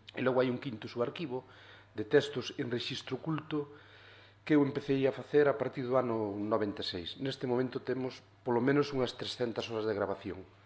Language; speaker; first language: Galician; native; Galician